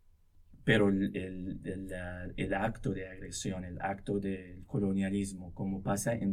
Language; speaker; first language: Spanish; non-native, local second language; Arabic